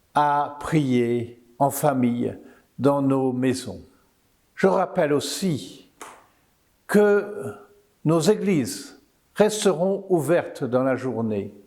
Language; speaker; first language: French; native; French